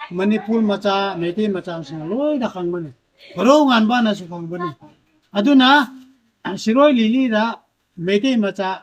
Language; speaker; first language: Manipuri; non-native, local second language; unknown